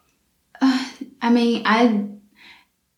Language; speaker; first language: English; non-native, fluent; Portuguese